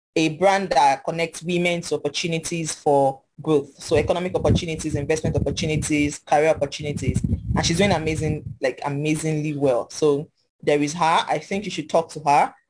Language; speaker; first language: English; non-native, local second language; Yoruba